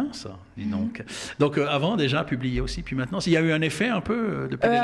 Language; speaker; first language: French; native; French